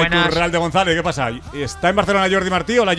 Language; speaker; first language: Spanish; native; Spanish